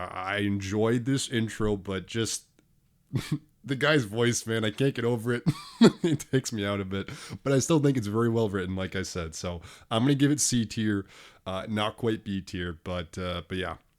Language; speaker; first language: English; native; English